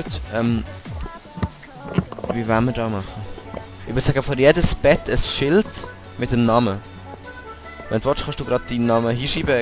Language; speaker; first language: German; native; German